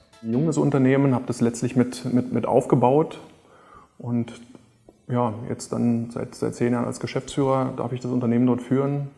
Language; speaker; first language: German; native; German